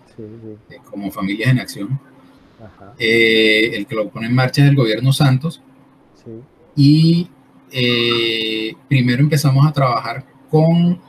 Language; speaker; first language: Spanish; native; Spanish